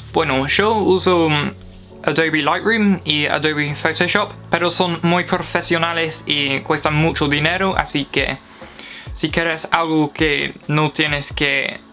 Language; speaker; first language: Spanish; non-native, fluent; English